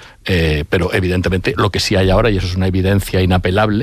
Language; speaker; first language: Spanish; native; Spanish